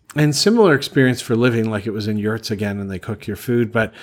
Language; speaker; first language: English; native; English